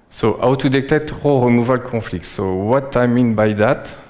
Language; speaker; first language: English; non-native, fluent; French